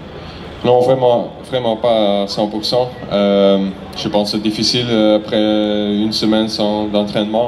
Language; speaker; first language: French; non-native, fluent; Dutch